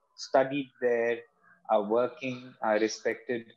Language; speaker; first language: English; non-native, local second language; Hindi